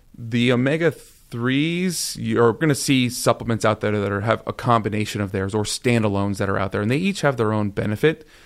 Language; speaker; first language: English; native; English